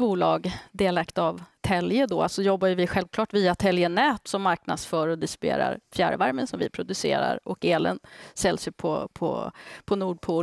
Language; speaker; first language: Swedish; native; Swedish